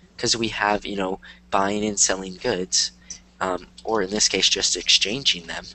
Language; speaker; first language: English; native; English